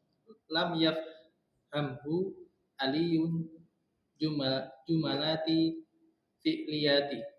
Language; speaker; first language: Arabic; non-native, learner; Indonesian